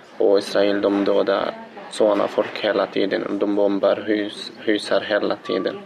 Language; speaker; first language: Swedish; non-native, learner; Arabic